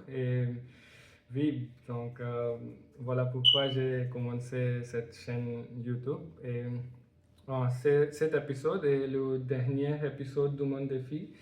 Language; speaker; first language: French; non-native, learner; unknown